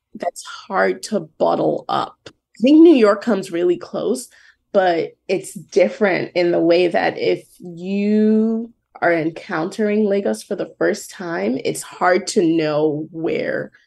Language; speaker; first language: English; non-native, local second language; Yoruba